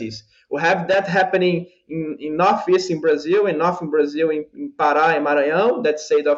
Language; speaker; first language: English; non-native, fluent; Portuguese